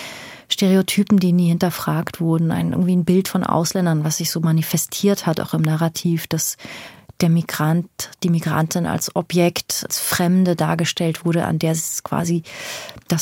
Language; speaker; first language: German; early bilingual, other home language; Persian